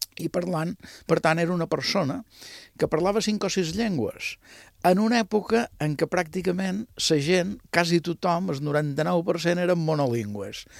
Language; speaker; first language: Catalan; native; Catalan